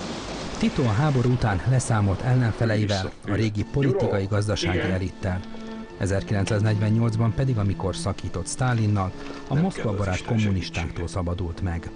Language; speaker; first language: Hungarian; native; Hungarian